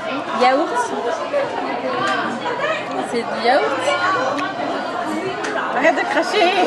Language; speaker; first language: French; native; French